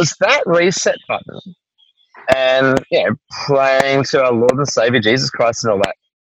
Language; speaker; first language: English; native; English